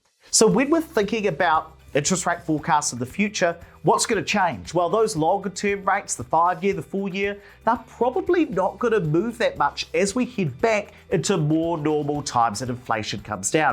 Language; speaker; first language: English; native; English